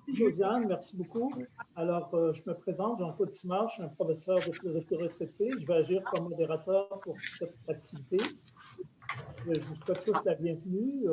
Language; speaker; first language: French; native; French